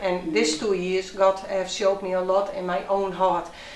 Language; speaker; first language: English; non-native, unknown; Dutch